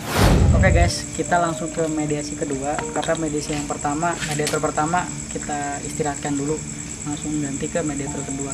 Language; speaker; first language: Indonesian; native; Indonesian